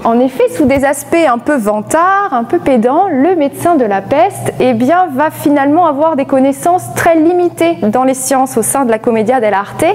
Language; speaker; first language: French; native; French